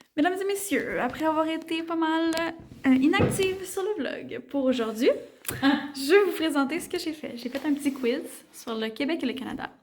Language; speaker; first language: French; native; French